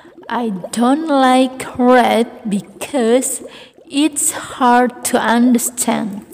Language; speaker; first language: English; non-native, fluent; Indonesian